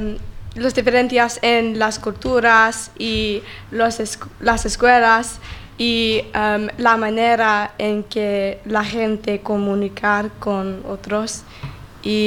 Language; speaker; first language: Spanish; non-native, learner; English